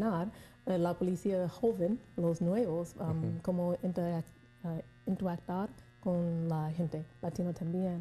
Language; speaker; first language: Spanish; non-native, learner; English